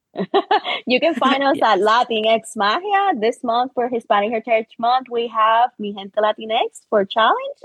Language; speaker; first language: English; non-native, fluent; Spanish